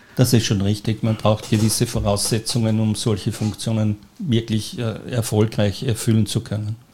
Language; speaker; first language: German; native; German